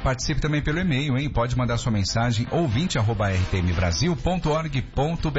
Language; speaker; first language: Portuguese; native; Portuguese